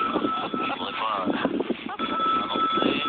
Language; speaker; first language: French; native; French